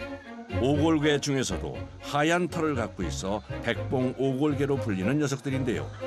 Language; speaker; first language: Korean; native; Korean